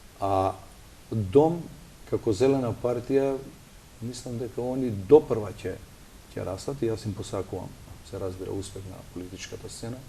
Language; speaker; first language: Macedonian; non-native, local second language; Albanian